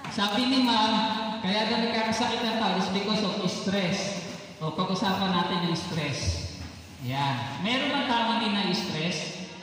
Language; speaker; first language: Filipino; non-native, local second language; Cebuano